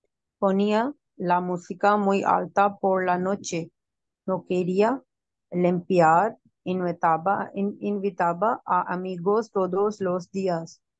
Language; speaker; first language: Spanish; non-native, learner; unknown